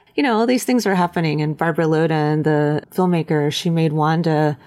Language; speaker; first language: English; native; English